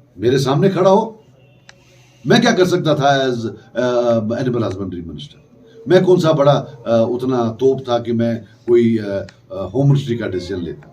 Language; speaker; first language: Urdu; non-native, local second language; Kashmiri